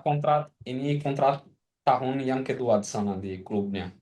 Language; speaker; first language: Indonesian; non-native, fluent; Portuguese